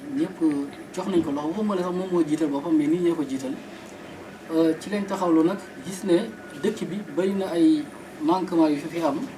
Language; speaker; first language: Wolof; native; Wolof